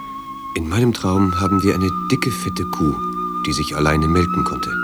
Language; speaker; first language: German; native; German